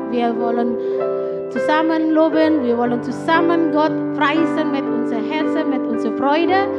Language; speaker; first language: German; non-native, learner; Indonesian